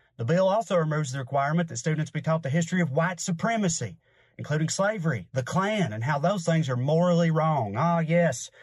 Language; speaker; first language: English; native; English